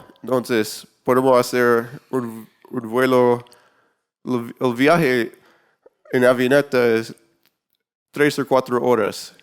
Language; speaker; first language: Spanish; non-native, learner; English